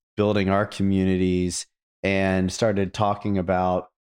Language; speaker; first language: English; native; English